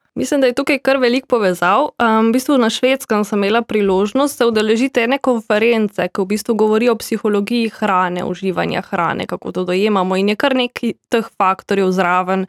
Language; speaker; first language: Slovenian; native; Slovenian